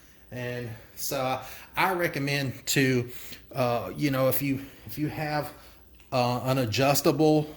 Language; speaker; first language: English; native; English